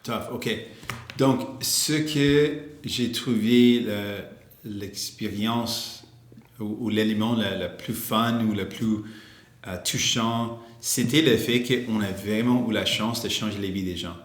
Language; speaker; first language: French; non-native, local second language; English